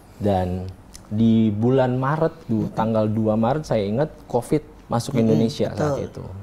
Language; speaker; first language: Indonesian; native; Indonesian